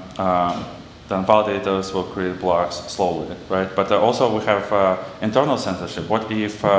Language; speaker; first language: English; non-native, fluent; Russian